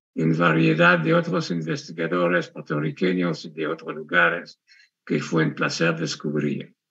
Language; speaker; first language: Spanish; non-native, fluent; French